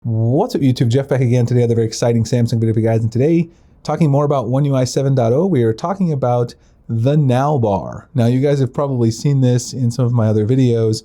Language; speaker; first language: English; native; English